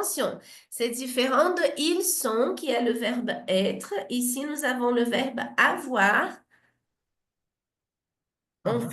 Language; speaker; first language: French; non-native, fluent; Portuguese